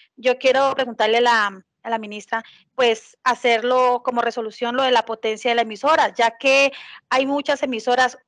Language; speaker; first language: Spanish; native; Spanish